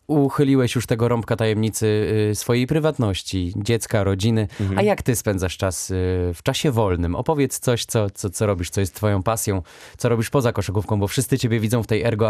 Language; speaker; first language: Polish; native; Polish